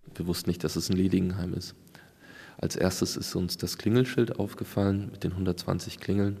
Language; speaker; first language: German; native; German